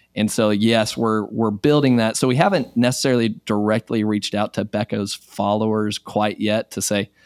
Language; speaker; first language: English; native; English